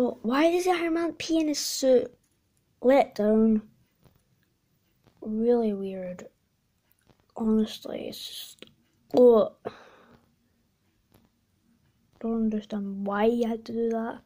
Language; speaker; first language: English; native; English